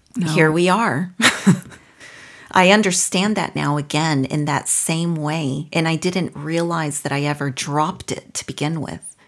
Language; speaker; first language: English; non-native, fluent; Spanish